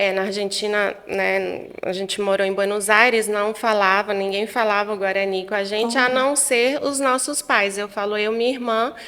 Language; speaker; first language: Portuguese; non-native, fluent; Guarani